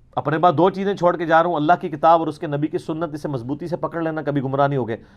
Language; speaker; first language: Urdu; non-native, local second language; Punjabi